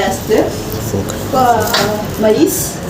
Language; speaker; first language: French; non-native, learner; Malagasy